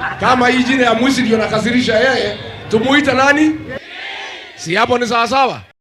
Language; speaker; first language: Swahili; non-native, local second language; Kikuyu